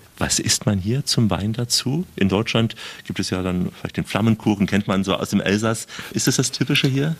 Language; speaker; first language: German; native; German